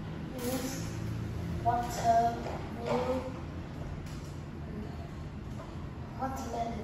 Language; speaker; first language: English; non-native, learner; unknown